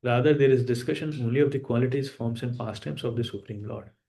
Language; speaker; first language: English; non-native, local second language; Hindi